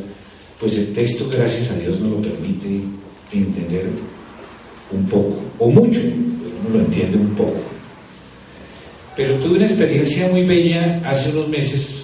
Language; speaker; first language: Spanish; native; Spanish